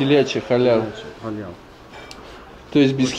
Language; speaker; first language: Russian; native; Russian